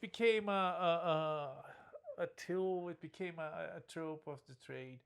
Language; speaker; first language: English; non-native, fluent; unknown